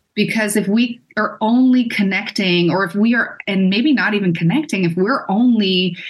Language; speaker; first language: English; non-native, fluent; Dutch